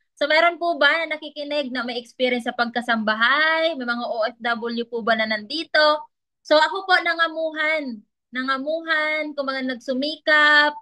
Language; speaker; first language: Filipino; non-native, local second language; Bikol